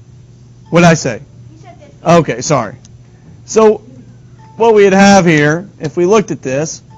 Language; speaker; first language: English; native; English